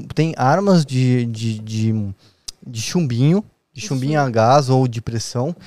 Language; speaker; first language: Portuguese; native; Portuguese